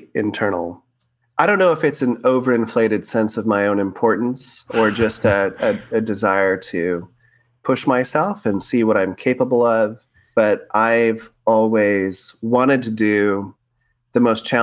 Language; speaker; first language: English; native; English